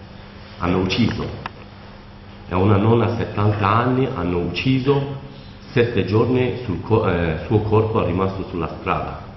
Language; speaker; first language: Italian; non-native, learner; Kurdish